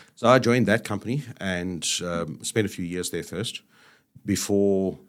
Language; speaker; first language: English; native; English